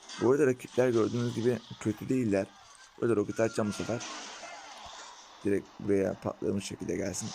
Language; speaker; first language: Turkish; native; Turkish